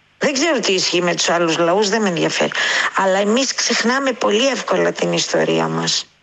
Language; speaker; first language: Greek; native; Greek